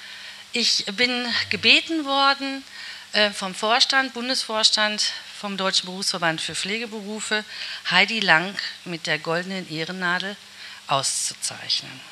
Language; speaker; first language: German; native; German